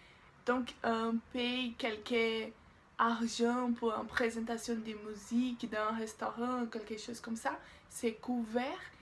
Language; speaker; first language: French; non-native, learner; Portuguese